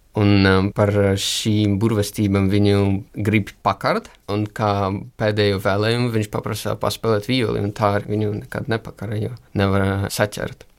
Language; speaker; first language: Latvian; early bilingual, other home language; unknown